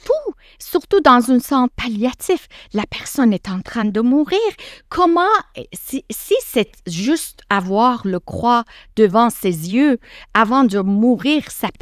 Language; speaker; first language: French; non-native, fluent; Persian